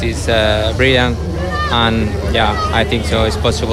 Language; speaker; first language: English; non-native, learner; Spanish